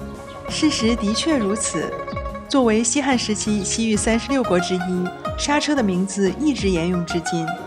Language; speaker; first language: Chinese; native; Chinese